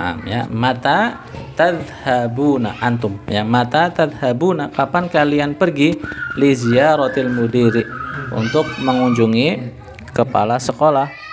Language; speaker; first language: Indonesian; native; Indonesian